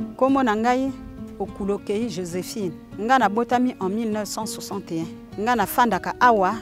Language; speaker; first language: Lingala; native; Lingala